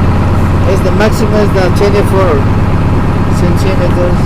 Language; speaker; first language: English; non-native, learner; Spanish